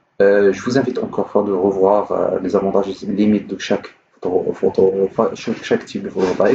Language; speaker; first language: French; non-native, local second language; Arabic